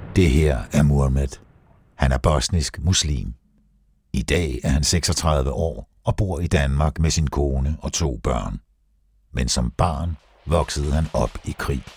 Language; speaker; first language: Danish; native; Danish